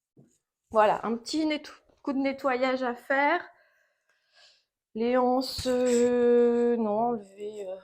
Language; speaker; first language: French; native; French